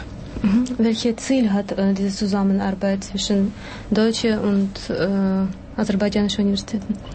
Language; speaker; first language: German; non-native, learner; Azerbaijani